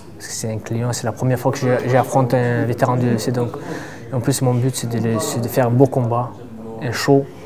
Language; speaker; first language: French; non-native, fluent; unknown